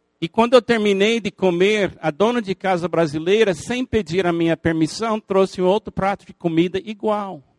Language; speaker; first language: Portuguese; non-native, fluent; English